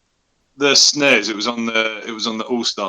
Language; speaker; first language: English; native; English